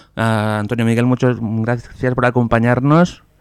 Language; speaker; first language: Spanish; non-native, local second language; Catalan